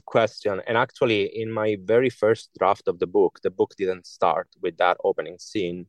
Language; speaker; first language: English; non-native, fluent; Italian